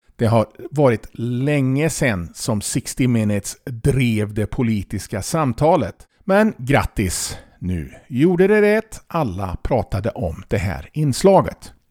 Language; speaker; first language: Swedish; native; Swedish